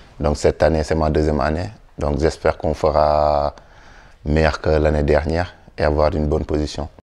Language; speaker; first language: French; non-native, local second language; Wolof